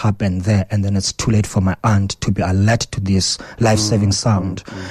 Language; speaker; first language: English; non-native, local second language; Xhosa